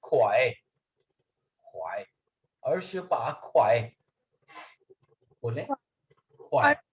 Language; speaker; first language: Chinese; non-native, fluent; Urdu